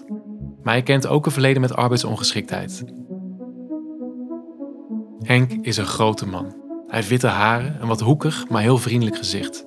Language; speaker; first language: Dutch; native; Dutch